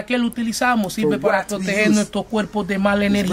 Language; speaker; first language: Spanish; native; Spanish